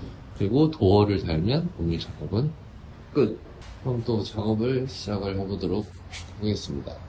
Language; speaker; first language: Korean; native; Korean